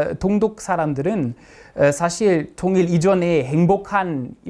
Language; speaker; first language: Korean; non-native, fluent; German